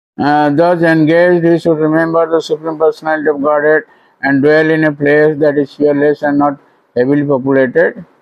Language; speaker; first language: English; non-native, local second language; Odia